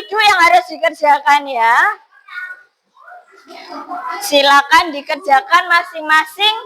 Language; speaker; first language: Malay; non-native, local second language; Javanese